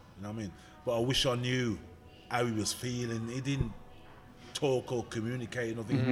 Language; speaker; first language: English; native; English